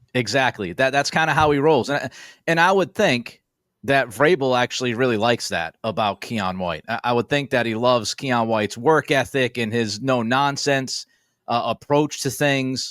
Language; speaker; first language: English; native; English